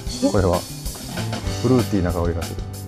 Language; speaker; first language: Japanese; native; Japanese